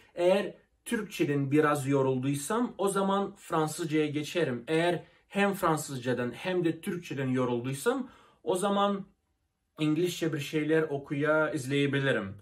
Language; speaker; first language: Turkish; non-native, fluent; Russian